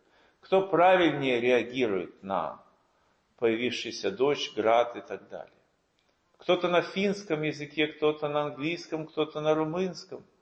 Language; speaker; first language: Russian; native; Russian